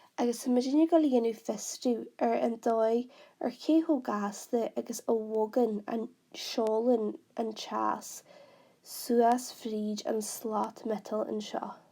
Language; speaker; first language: Irish; non-native, local second language; English